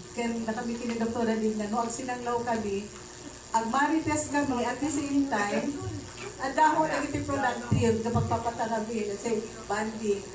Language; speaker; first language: Filipino; non-native, local second language; Iloko